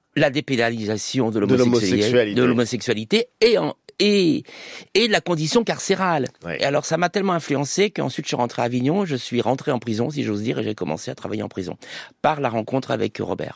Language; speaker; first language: French; native; French